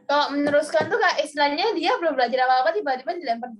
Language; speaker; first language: Indonesian; native; Indonesian